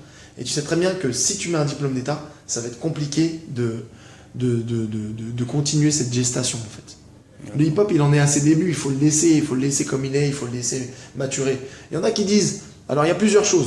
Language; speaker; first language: French; native; French